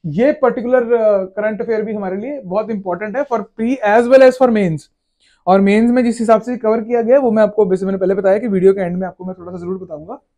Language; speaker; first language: Hindi; native; Hindi